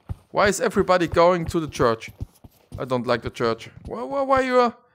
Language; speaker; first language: English; non-native, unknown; German